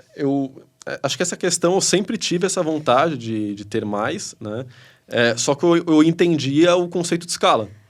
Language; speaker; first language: Portuguese; early bilingual, other home language; Spanish